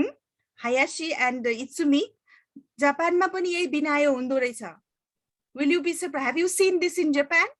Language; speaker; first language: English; non-native, fluent; Nepali